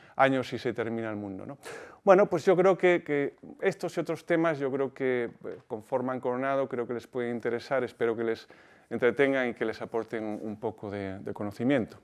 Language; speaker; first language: Spanish; native; Spanish